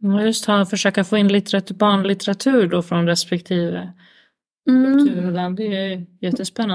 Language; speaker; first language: Swedish; native; Swedish